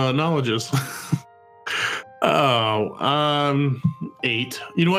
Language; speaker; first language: English; native; English